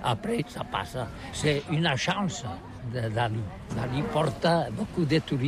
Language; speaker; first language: French; non-native, learner; Catalan